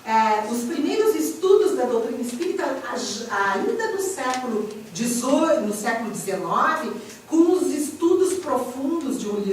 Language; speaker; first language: Portuguese; native; Portuguese